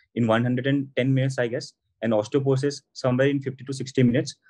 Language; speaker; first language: English; non-native, local second language; Assamese